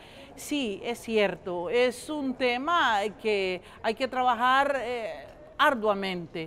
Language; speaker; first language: Spanish; native; Spanish